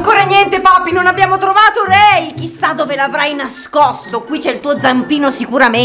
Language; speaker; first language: Italian; native; Italian